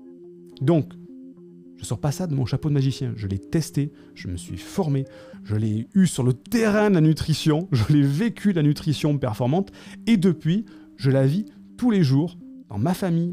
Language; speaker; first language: French; native; French